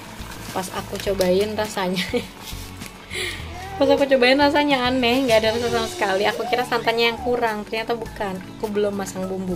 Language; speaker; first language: Indonesian; native; Indonesian